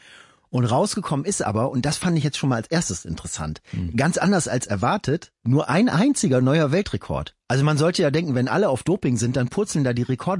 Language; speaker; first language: German; native; German